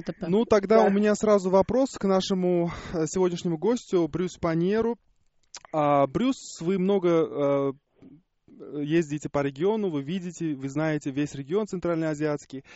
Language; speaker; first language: Russian; non-native, local second language; Uzbek